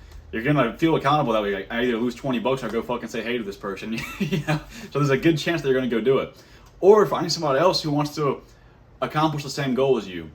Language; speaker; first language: English; native; English